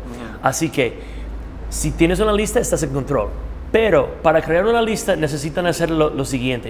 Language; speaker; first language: Spanish; non-native, fluent; English